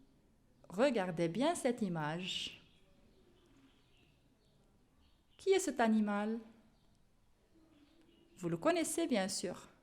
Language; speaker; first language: French; non-native, local second language; Arabic